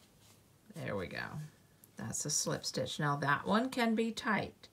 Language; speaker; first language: English; native; English